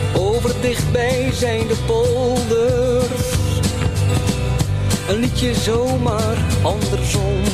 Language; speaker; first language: Dutch; native; Dutch